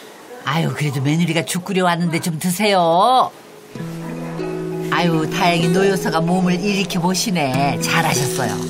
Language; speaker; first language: Korean; native; Korean